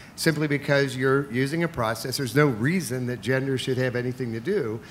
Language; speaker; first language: English; native; English